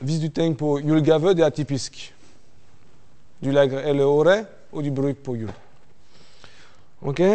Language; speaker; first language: Norwegian; non-native, fluent; French